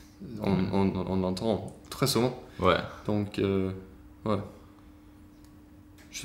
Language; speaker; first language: French; non-native, learner; Swedish